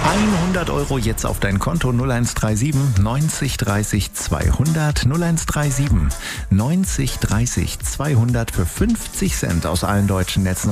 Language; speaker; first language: German; native; German